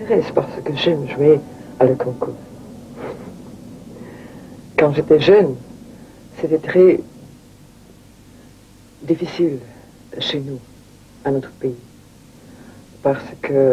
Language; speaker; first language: French; non-native, learner; Russian